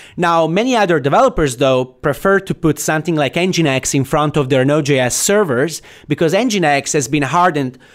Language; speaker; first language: English; non-native, fluent; Italian